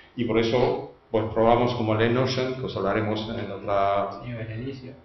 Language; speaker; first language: Spanish; non-native, fluent; French